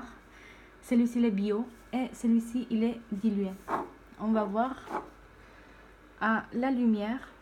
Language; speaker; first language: French; non-native, fluent; Spanish